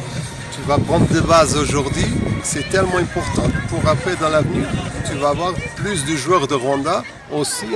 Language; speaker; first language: French; non-native, fluent; Portuguese